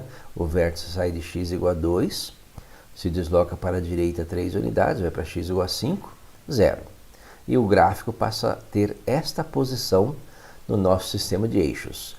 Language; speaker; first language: Portuguese; native; Portuguese